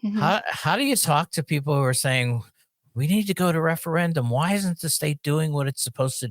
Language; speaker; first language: English; native; English